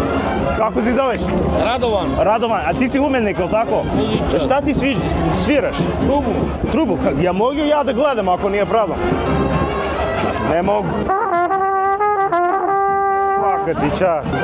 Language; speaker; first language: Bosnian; non-native, learner; English